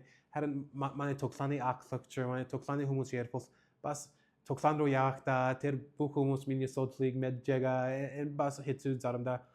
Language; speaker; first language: Mongolian; non-native, learner; English